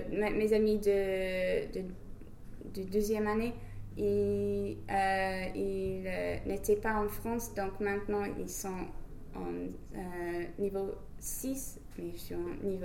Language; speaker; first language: French; non-native, fluent; English